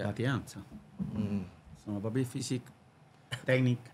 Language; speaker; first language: Indonesian; non-native, learner; Spanish